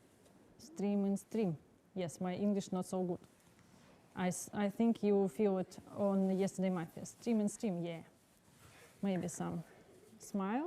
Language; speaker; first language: English; non-native, learner; Russian